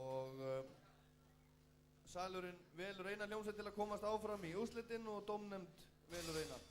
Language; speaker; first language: Icelandic; native; Icelandic